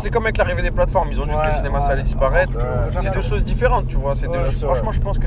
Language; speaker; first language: French; native; French